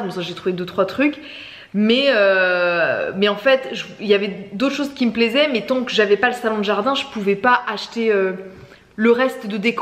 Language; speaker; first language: French; native; French